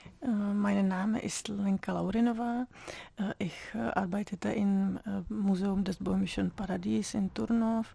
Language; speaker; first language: German; non-native, fluent; Czech